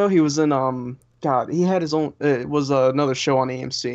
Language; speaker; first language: English; native; English